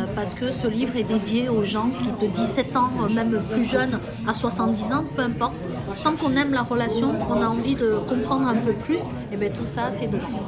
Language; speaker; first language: French; early bilingual, other home language; Chinese